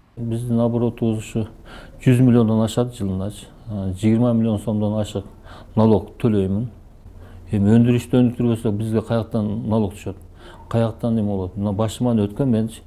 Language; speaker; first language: Kyrgyz; native; Kyrgyz